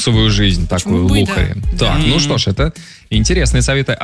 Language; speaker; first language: Russian; native; Russian